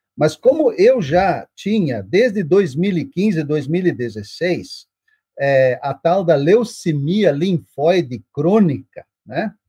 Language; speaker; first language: Portuguese; non-native, local second language; German